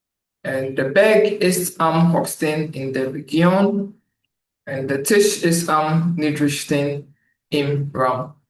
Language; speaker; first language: German; non-native, learner; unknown